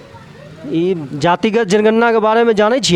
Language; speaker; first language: Hindi; native; Hindi